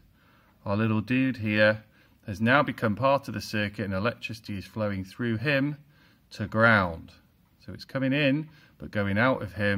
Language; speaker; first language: English; native; English